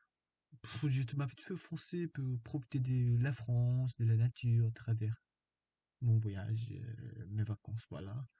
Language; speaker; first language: French; non-native, fluent; Korean